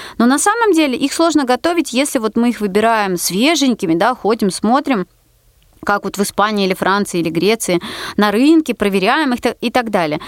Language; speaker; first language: Russian; native; Russian